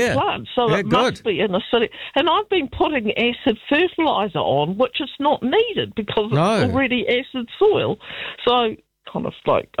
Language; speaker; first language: English; native; English